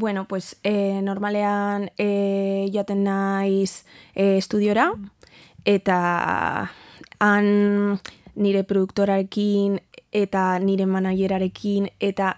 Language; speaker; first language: Basque; non-native, learner; Spanish